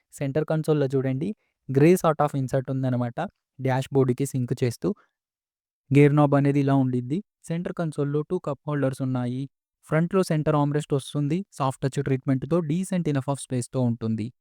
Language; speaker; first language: Telugu; native; Telugu